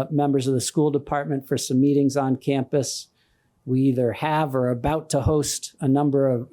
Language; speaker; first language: English; native; English